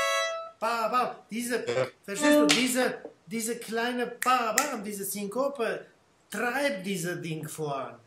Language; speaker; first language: German; non-native, fluent; Armenian